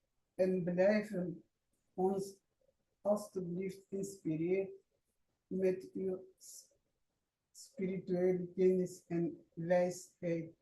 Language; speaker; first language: Dutch; non-native, learner; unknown